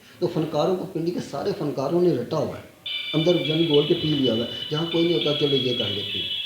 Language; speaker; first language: Urdu; non-native, local second language; Punjabi